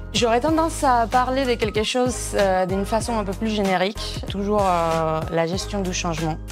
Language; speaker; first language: French; non-native, fluent; Spanish